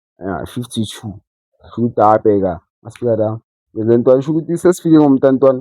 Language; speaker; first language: Zulu; non-native, local second language; Xhosa